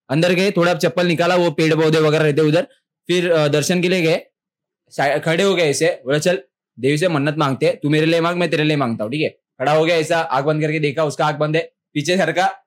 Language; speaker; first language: Hindi; non-native, local second language; Marathi